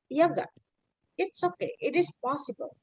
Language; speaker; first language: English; non-native, fluent; Indonesian